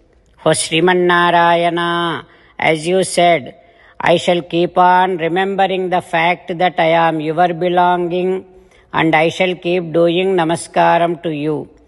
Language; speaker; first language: English; non-native, local second language; Telugu